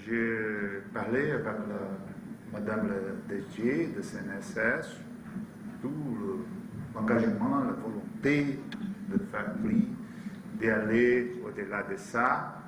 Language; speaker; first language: French; non-native, learner; Portuguese